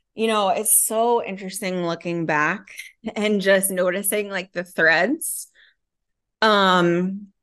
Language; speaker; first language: English; native; English